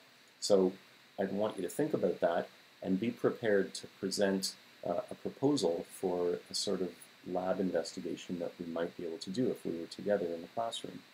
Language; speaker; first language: English; native; English